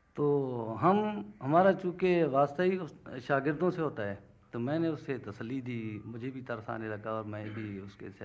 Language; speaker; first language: Urdu; non-native, local second language; Punjabi